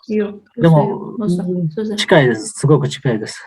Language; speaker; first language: Japanese; non-native, fluent; Kyrgyz